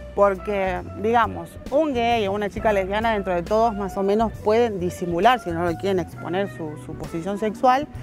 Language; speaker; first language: Spanish; native; Spanish